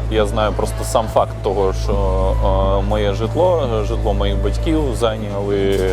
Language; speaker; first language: Ukrainian; native; Ukrainian